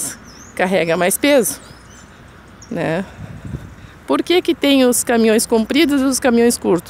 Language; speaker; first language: Portuguese; native; Portuguese